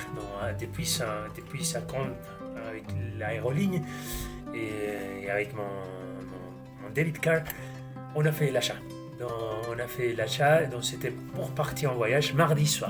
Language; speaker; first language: French; non-native, fluent; Spanish